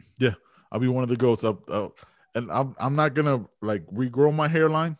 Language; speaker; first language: English; early bilingual, other home language; Spanish